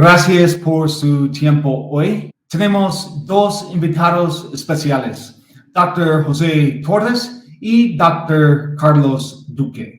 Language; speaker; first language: Spanish; non-native, learner; English